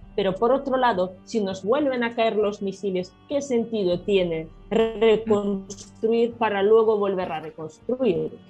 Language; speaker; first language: Spanish; non-native, fluent; Ukrainian